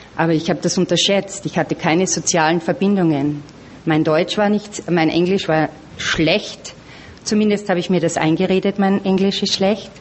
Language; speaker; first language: German; native; German